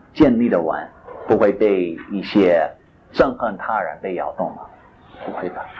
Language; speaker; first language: Chinese; non-native, fluent; English